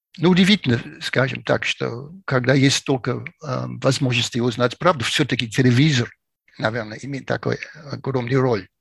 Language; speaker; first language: Russian; non-native, fluent; English